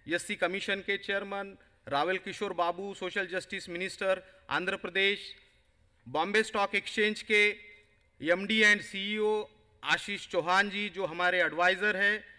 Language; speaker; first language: Hindi; non-native, local second language; Marathi